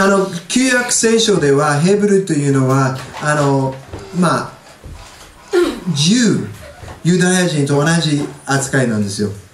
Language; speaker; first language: Japanese; non-native, fluent; English